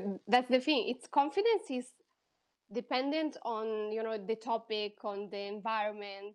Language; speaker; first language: English; non-native, fluent; Italian